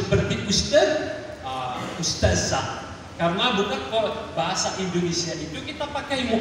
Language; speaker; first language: Indonesian; non-native, learner; Arabic